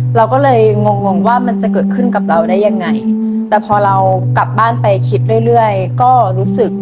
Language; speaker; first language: Thai; native; Thai